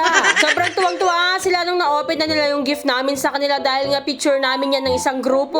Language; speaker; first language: Filipino; native; Filipino